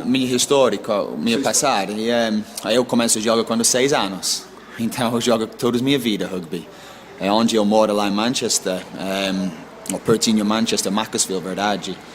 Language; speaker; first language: Portuguese; non-native, learner; English